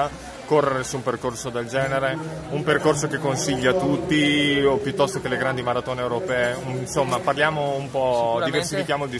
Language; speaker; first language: Italian; native; Italian